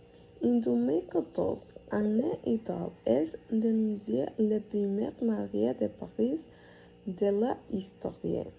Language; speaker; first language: French; non-native, learner; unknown